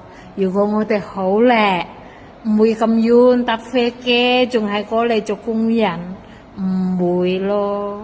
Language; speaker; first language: Cantonese; non-native, fluent; Indonesian